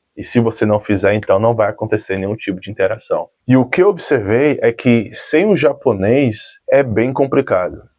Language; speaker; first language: Portuguese; native; Portuguese